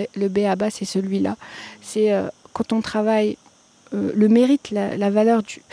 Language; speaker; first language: French; non-native, local second language; Arabic